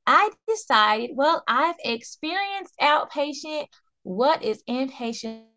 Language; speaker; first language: English; native; English